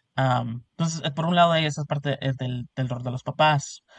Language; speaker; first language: Spanish; early bilingual, heritage; Spanish